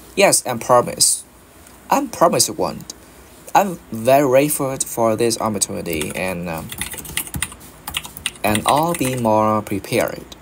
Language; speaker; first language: English; non-native, learner; Vietnamese